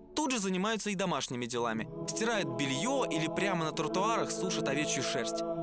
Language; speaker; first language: Russian; native; Russian